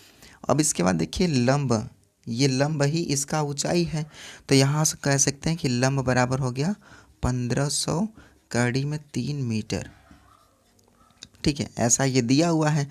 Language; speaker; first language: Hindi; native; Hindi